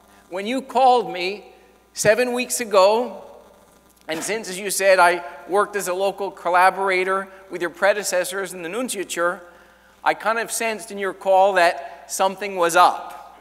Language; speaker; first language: English; native; English